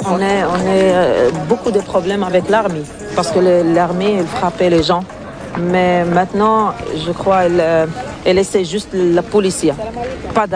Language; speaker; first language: French; non-native, learner; Arabic